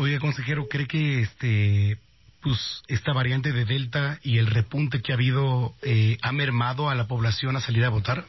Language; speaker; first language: Spanish; native; Spanish